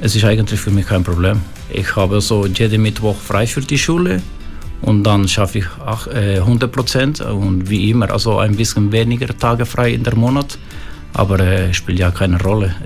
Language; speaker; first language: German; non-native, fluent; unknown